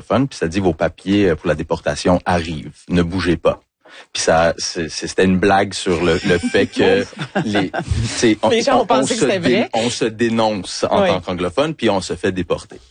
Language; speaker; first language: French; early bilingual, other home language; English